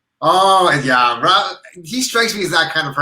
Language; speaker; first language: English; native; English